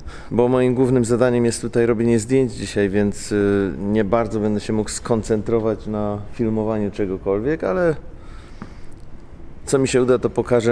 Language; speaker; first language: Polish; native; Polish